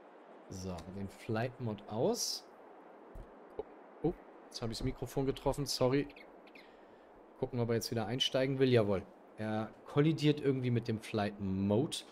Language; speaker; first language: German; native; German